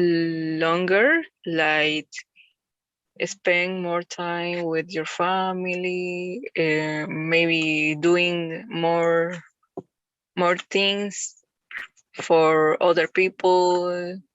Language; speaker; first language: English; non-native, learner; Spanish